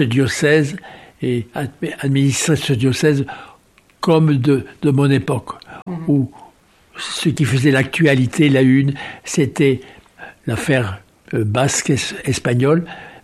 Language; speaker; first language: French; native; French